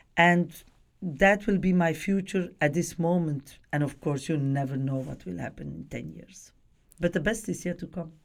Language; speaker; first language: English; non-native, fluent; Dutch